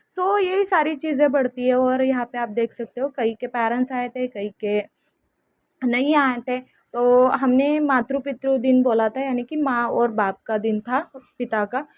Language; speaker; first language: Hindi; non-native, local second language; Marathi